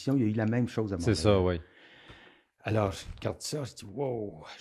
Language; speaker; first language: French; native; French